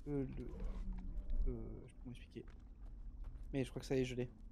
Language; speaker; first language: French; native; French